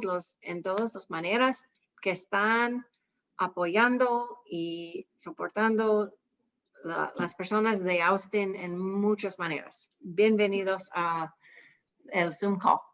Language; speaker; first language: Spanish; non-native, learner; English